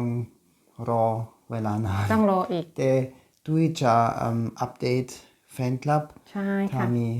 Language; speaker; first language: Thai; non-native, learner; German